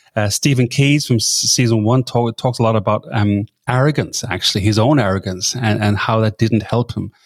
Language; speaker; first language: English; native; English